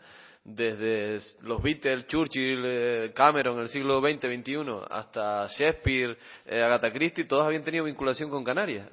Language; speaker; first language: Spanish; native; Spanish